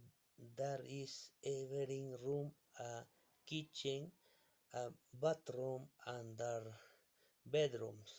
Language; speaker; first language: English; non-native, learner; Spanish